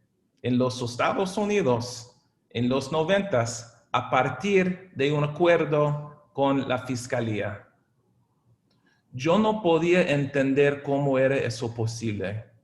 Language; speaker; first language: Spanish; non-native, fluent; English